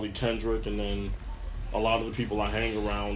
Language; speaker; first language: English; native; English